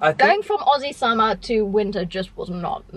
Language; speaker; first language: English; native; English